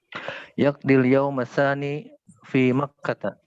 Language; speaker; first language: Arabic; non-native, learner; Indonesian